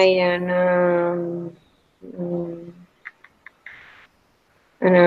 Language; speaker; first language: English; non-native, learner; Spanish